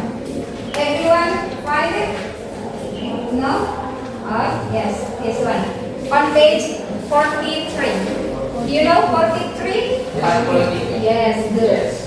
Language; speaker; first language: English; non-native, learner; Indonesian